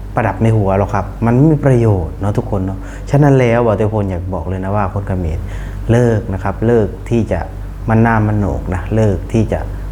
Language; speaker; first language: Thai; non-native, fluent; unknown